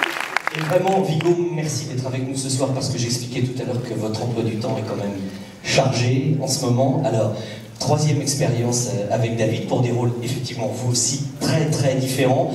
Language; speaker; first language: French; native; French